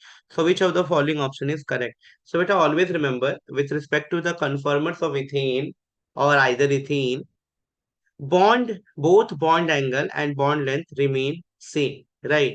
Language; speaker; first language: English; non-native, local second language; Hindi